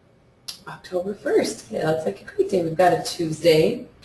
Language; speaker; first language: English; native; English